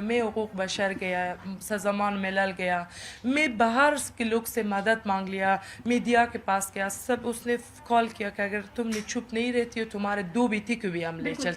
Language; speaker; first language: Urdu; non-native, learner; Persian